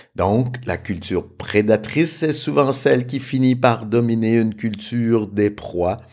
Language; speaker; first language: French; native; French